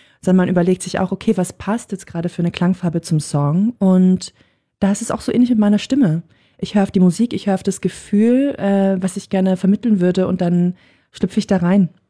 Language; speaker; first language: German; native; German